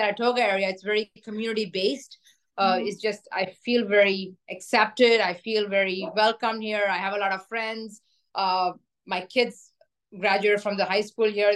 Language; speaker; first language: English; non-native, local second language; Urdu